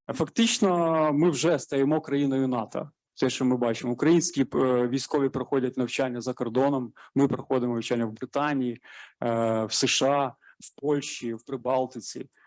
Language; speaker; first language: Ukrainian; native; Ukrainian